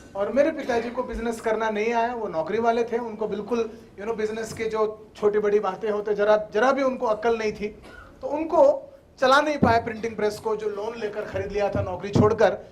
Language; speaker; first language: Hindi; non-native, local second language; Telugu